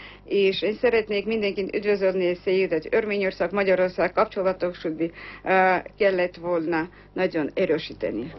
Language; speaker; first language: Hungarian; non-native, learner; Armenian